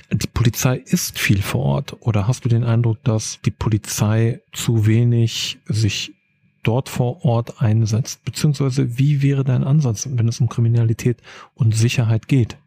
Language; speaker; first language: German; native; German